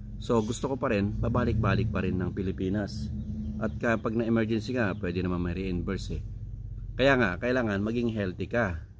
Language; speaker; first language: Filipino; non-native, local second language; Iloko